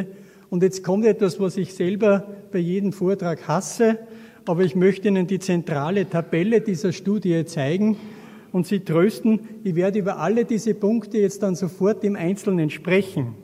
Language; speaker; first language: German; native; German